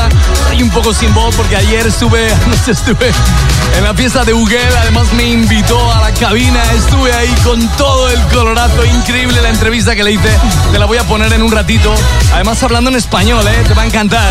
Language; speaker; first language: Spanish; native; Spanish